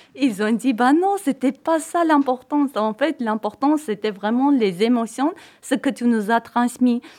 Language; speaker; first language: French; non-native, fluent; Armenian